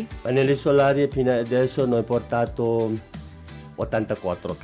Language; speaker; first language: Italian; non-native, learner; Nepali